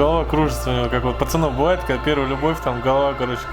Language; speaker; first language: Russian; native; Russian